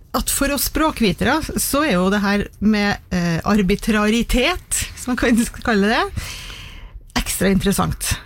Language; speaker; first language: Norwegian; native; Norwegian